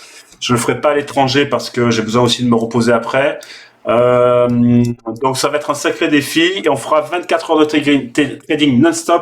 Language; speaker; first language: French; native; French